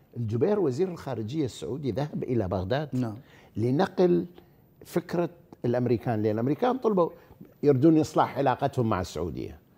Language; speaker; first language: Arabic; native; Arabic